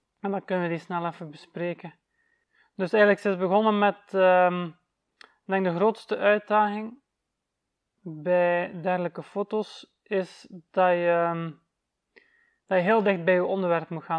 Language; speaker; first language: Dutch; native; Dutch